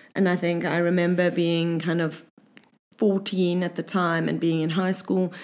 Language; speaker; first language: English; native; English